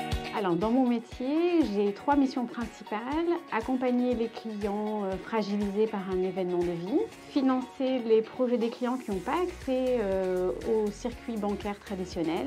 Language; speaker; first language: French; native; French